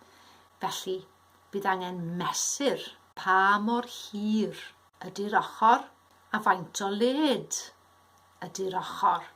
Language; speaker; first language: Welsh; native; Welsh